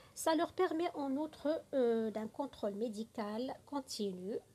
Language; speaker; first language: French; non-native, local second language; Arabic